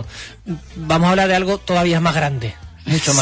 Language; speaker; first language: Spanish; native; Spanish